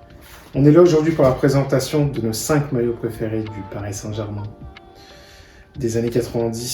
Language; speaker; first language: French; native; French